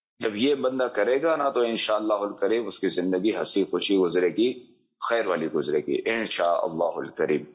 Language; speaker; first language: Urdu; non-native, local second language; Punjabi